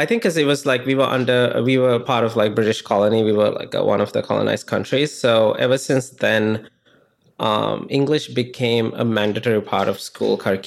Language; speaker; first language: English; non-native, local second language; Sinhala